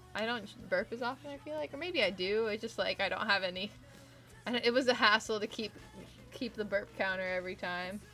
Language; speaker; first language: English; native; English